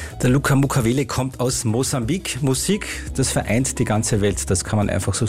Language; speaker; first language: German; native; German